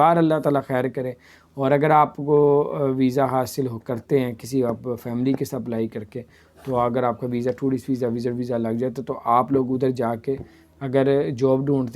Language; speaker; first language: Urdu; non-native, local second language; Punjabi